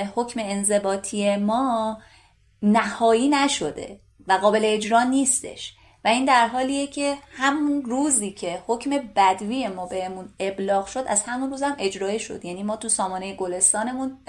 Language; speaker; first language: Persian; native; Persian